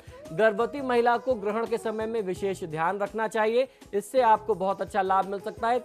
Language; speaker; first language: Hindi; native; Hindi